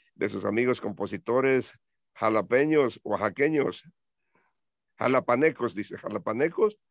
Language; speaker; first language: Spanish; native; Spanish